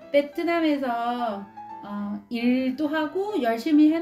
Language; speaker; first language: Korean; non-native, local second language; Vietnamese